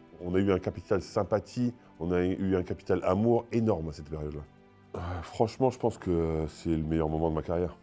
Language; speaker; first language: French; native; French